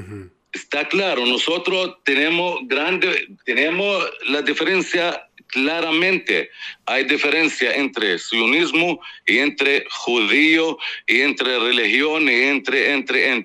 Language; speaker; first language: Spanish; non-native, fluent; Arabic